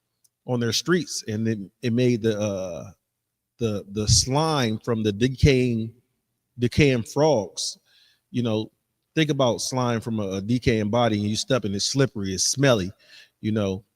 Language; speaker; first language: English; native; English